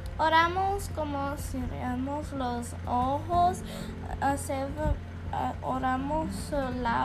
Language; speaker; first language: Spanish; early bilingual, heritage; English